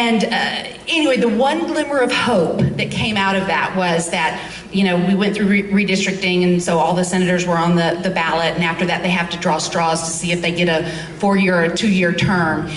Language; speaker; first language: English; native; English